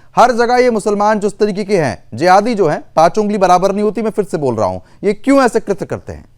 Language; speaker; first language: Hindi; native; Hindi